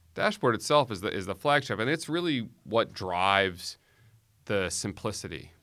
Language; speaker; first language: English; native; English